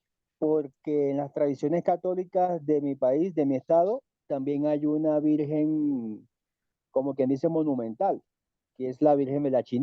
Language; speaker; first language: Spanish; native; Spanish